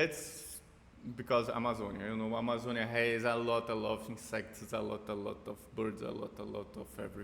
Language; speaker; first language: English; non-native, fluent; Portuguese